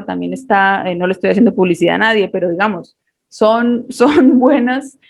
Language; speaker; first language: Spanish; native; Spanish